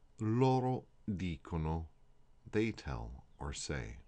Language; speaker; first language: Italian; non-native, fluent; English